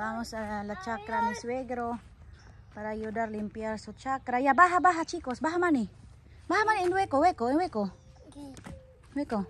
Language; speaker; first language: Spanish; non-native, learner; Filipino